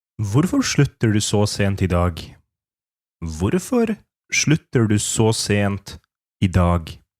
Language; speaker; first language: Norwegian; non-native, fluent; Polish